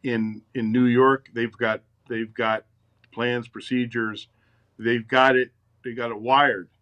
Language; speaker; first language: English; native; English